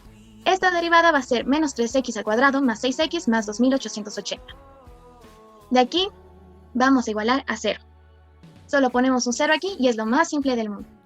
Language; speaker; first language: Spanish; native; Spanish